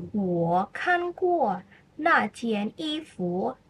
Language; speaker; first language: Chinese; non-native, fluent; Indonesian